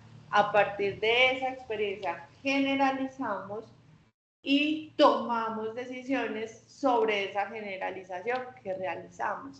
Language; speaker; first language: Spanish; native; Spanish